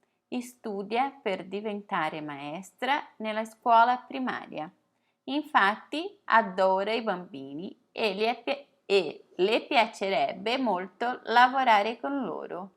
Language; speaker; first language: Italian; non-native, fluent; Portuguese